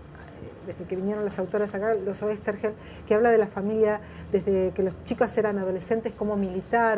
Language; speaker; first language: Spanish; native; Spanish